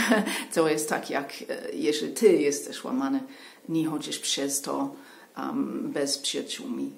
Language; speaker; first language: Polish; non-native, learner; English